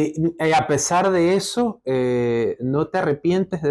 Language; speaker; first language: Spanish; native; Spanish